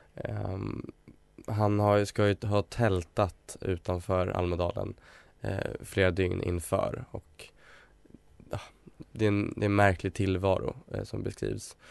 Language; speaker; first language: Swedish; native; Swedish